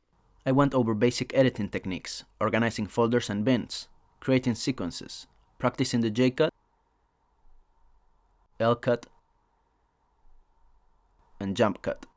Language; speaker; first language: English; non-native, fluent; Spanish